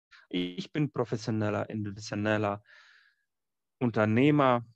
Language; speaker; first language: German; non-native, fluent; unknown